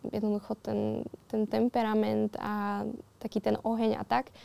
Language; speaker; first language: Slovak; native; Slovak